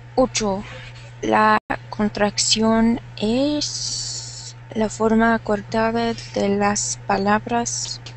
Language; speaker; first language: Spanish; non-native, learner; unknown